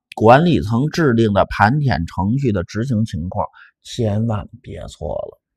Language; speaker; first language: Chinese; native; Chinese